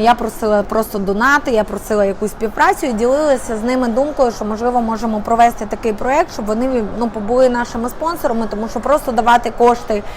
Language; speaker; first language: Ukrainian; native; Ukrainian